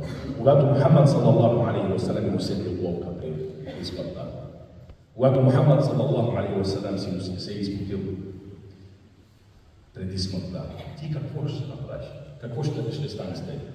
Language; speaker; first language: Bulgarian; non-native, fluent; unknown